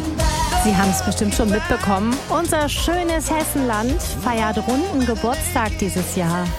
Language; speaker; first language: German; native; German